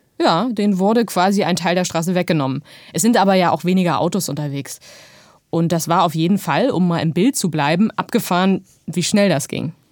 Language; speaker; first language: German; native; German